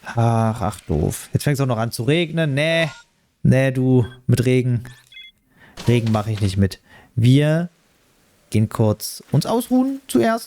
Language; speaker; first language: German; native; German